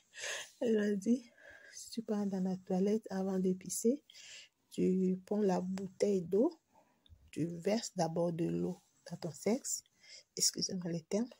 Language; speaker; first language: French; non-native, local second language; Lingala